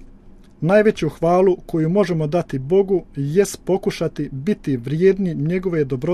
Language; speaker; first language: Croatian; native; Croatian